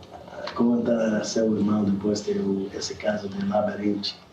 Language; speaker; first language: Portuguese; non-native, learner; English